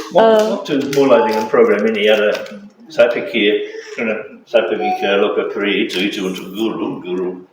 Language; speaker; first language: Indonesian; non-native, fluent; English